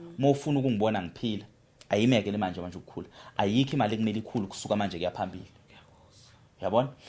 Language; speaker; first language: Zulu; native; Zulu